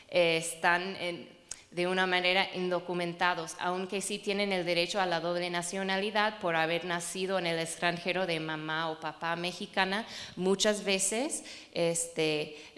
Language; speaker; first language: Spanish; non-native, fluent; English